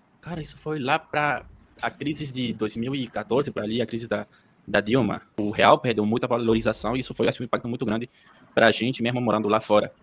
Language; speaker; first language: Portuguese; early bilingual, heritage; Portuguese